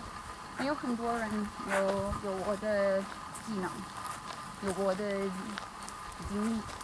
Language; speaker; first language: Chinese; non-native, fluent; Spanish